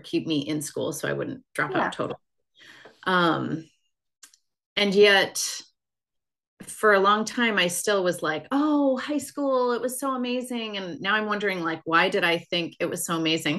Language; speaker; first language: English; native; English